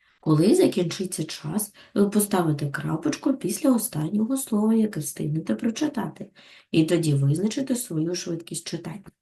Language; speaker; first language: Ukrainian; native; Ukrainian